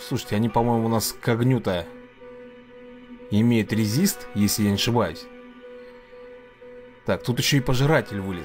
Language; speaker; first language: Russian; native; Russian